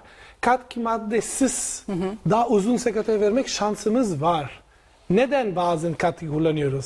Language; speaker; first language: Turkish; non-native, learner; Italian